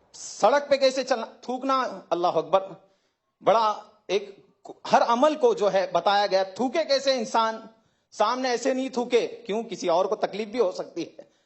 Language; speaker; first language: Hindi; native; Hindi